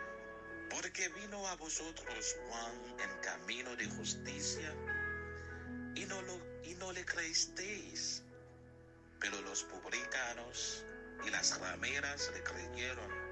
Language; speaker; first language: Spanish; non-native, learner; Haitian Creole